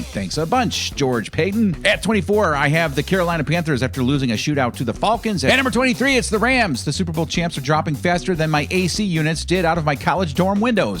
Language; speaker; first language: English; native; English